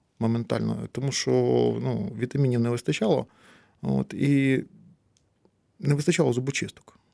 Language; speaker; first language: Ukrainian; non-native, local second language; Russian